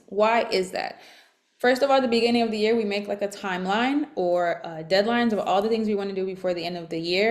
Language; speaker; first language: English; native; English